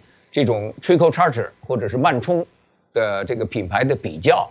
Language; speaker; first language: Chinese; native; Chinese